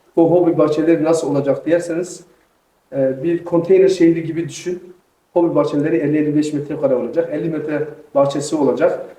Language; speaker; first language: Turkish; native; Turkish